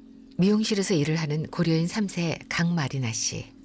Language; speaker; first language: Korean; native; Korean